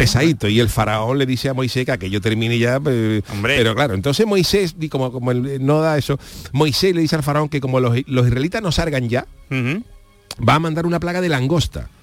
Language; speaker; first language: Spanish; native; Spanish